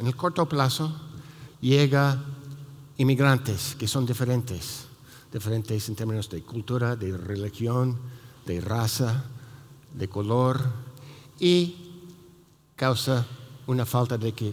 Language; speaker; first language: Spanish; non-native, fluent; English